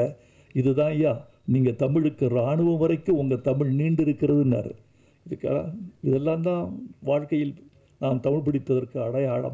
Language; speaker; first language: Tamil; native; Tamil